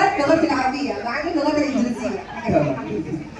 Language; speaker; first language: Arabic; non-native, learner; Indonesian